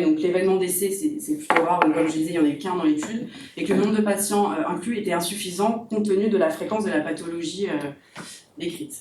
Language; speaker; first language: French; native; French